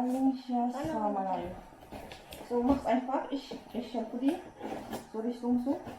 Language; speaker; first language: German; non-native, learner; Filipino